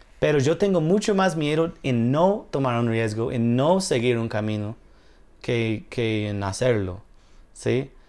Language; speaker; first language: Spanish; non-native, fluent; English